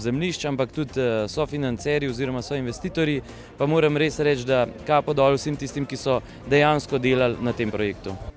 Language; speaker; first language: Slovenian; native; Slovenian